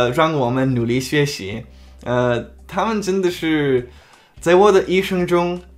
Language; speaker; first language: Chinese; non-native, learner; Czech